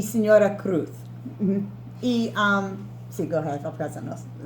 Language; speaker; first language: Spanish; non-native, learner; English